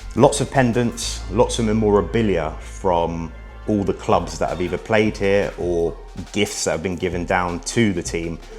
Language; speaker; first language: English; native; English